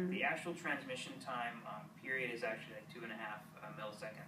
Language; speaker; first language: English; native; English